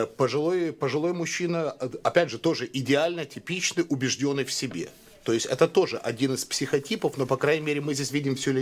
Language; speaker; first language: Russian; native; Russian